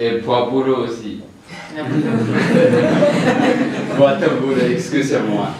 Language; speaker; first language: French; non-native, learner; Somali